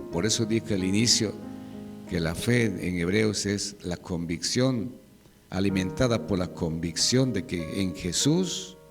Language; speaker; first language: Spanish; native; Spanish